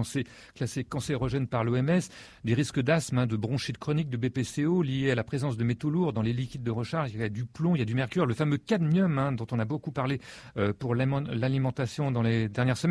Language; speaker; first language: French; native; French